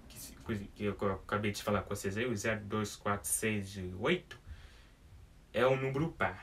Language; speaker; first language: Portuguese; early bilingual, heritage; English